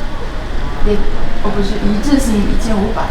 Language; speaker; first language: Chinese; non-native, fluent; Indonesian